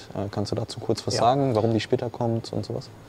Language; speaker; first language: German; native; German